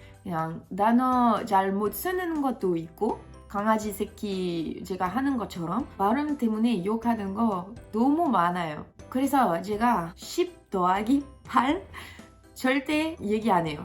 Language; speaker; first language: Korean; non-native, fluent; French